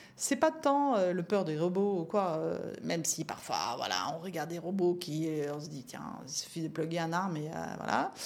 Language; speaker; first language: French; non-native, fluent; Norwegian